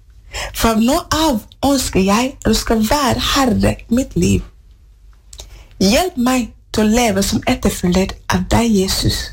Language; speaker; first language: Norwegian; non-native, fluent; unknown